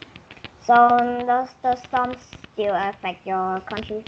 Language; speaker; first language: English; non-native, learner; Vietnamese